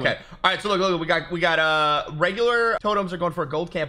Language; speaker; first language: English; native; English